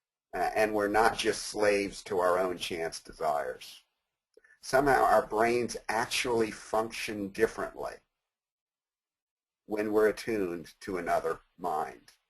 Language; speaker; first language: English; native; English